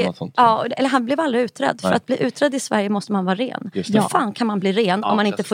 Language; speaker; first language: Swedish; native; Swedish